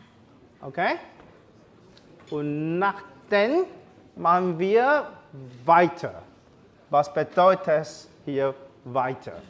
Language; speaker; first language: German; non-native, learner; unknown